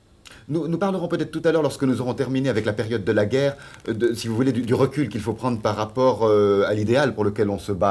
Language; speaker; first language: French; native; French